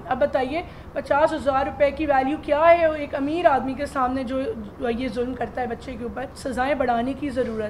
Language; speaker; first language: Urdu; native; Urdu